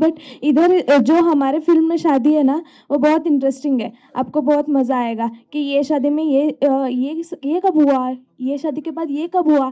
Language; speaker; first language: Hindi; non-native, local second language; Marathi